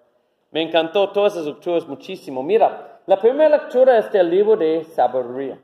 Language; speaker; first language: Spanish; non-native, learner; English